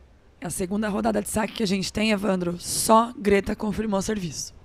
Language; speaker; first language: Portuguese; native; Portuguese